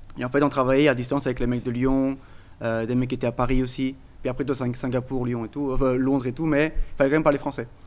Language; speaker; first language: French; non-native, fluent; Portuguese